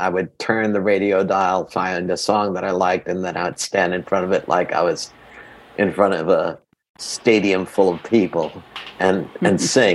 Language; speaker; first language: English; early bilingual, other home language; Greek